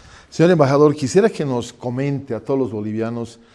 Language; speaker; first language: Spanish; native; Spanish